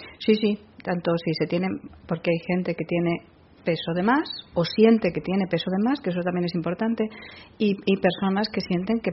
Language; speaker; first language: Spanish; native; Spanish